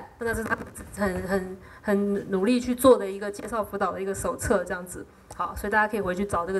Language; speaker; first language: Chinese; native; Chinese